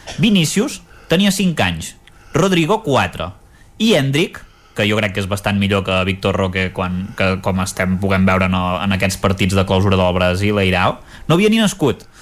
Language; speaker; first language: Catalan; native; Catalan